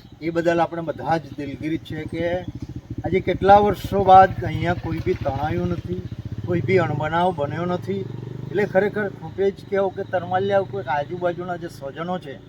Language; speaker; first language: Gujarati; native; Gujarati